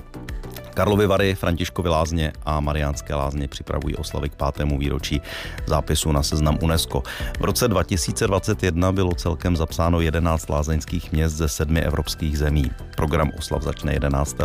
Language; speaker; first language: Czech; native; Czech